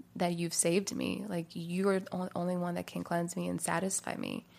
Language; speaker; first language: English; native; English